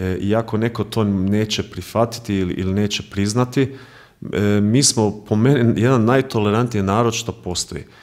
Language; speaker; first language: Croatian; early bilingual, heritage; Croatian